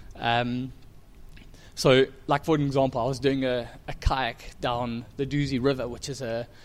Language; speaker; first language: English; native; English